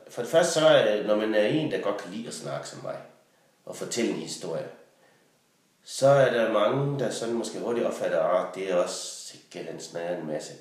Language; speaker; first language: Danish; native; Danish